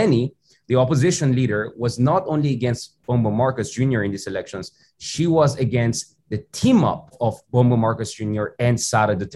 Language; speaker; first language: English; non-native, local second language; Filipino